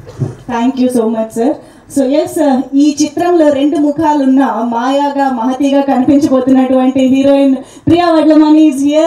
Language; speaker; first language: Telugu; native; Telugu